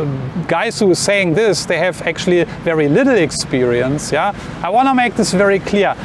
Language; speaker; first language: English; non-native, fluent; German